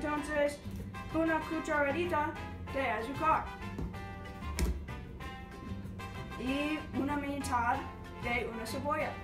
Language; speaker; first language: Spanish; non-native, learner; English